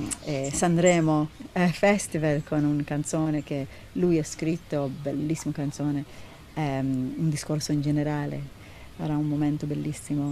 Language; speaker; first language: Italian; non-native, learner; Hebrew